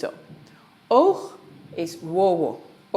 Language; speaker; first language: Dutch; non-native, local second language; Papiamento